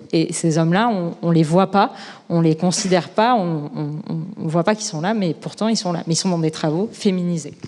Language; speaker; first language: French; native; French